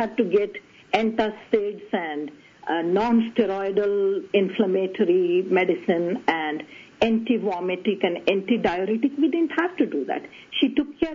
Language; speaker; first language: English; non-native, local second language; Tamil